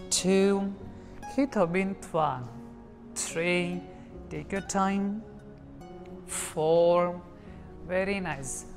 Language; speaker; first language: Vietnamese; non-native, learner; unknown